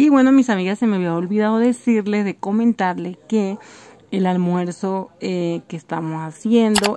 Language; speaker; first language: Spanish; native; Spanish